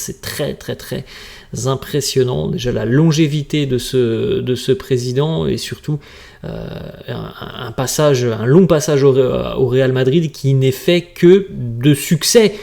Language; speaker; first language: French; native; French